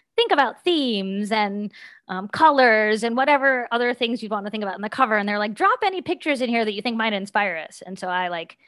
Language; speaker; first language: English; native; English